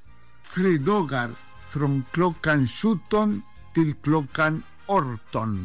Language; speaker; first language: Swedish; non-native, fluent; Spanish